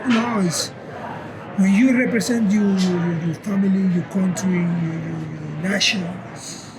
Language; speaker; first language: English; non-native, learner; Spanish